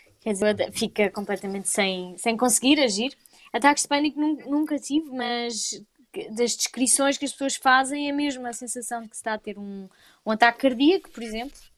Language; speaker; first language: Portuguese; native; Portuguese